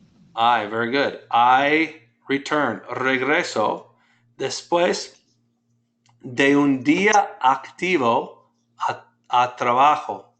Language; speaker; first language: Spanish; non-native, fluent; English